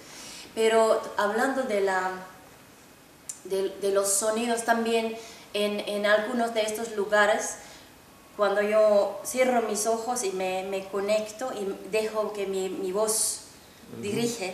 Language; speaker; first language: Spanish; non-native, fluent; Finnish